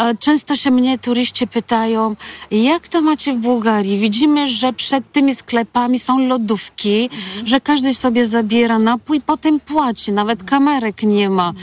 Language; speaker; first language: Polish; non-native, fluent; Bulgarian